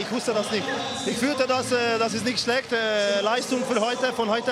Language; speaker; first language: German; non-native, fluent; Hungarian